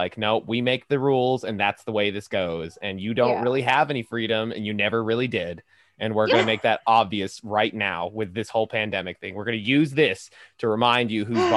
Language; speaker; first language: English; native; English